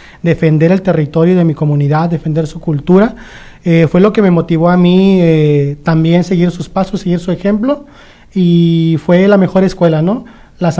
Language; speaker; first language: Spanish; non-native, local second language; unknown